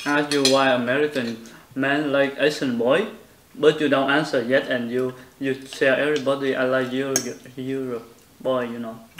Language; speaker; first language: English; non-native, learner; Vietnamese